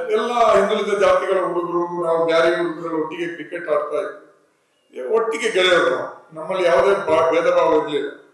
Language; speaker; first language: Kannada; non-native, local second language; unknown